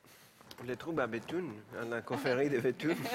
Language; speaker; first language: French; non-native, fluent; Spanish